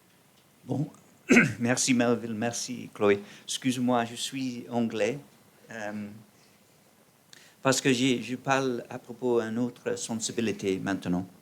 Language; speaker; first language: French; non-native, learner; English